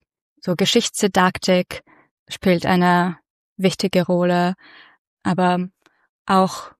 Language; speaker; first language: German; non-native, fluent; Russian